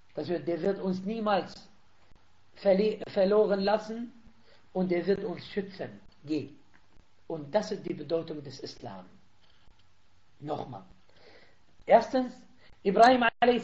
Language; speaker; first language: German; non-native, fluent; Arabic